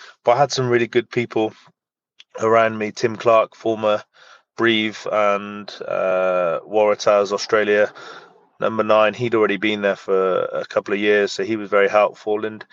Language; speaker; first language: English; native; English